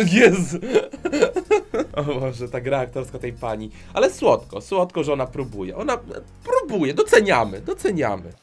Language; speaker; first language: Polish; native; Polish